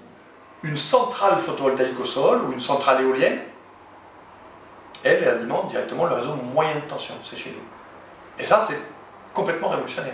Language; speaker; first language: French; native; French